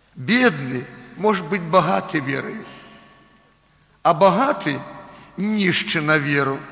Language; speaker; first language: Russian; non-native, local second language; Belarusian